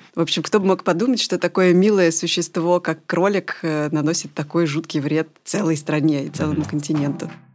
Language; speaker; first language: Russian; native; Russian